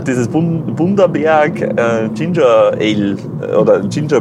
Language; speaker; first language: German; native; German